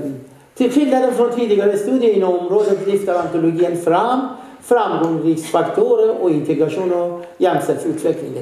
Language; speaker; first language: Swedish; non-native, fluent; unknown